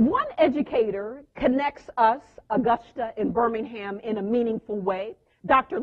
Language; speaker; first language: English; native; English